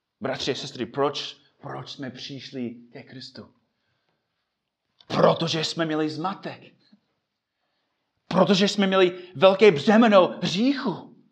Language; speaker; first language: Czech; non-native, fluent; English